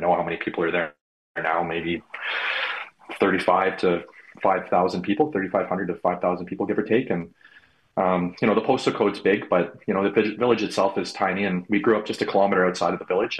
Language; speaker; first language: English; native; English